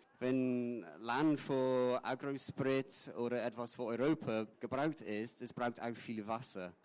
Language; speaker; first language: German; non-native, fluent; English